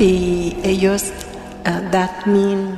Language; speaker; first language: Spanish; non-native, learner; Vietnamese